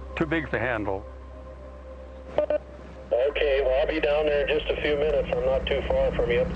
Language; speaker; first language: English; native; English